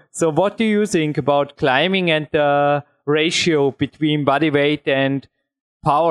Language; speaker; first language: English; non-native, fluent; German